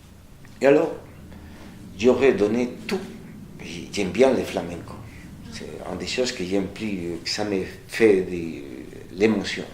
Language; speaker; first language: French; non-native, fluent; Spanish